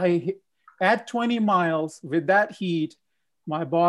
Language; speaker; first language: English; non-native, local second language; Punjabi